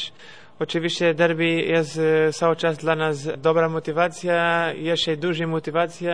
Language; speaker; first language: Polish; non-native, learner; Portuguese